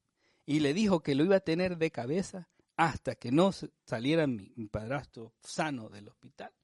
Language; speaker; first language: Spanish; native; Spanish